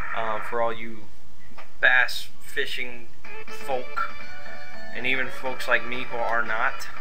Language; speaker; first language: English; native; English